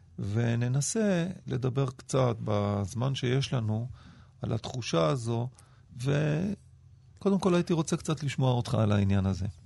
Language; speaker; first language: Hebrew; native; Hebrew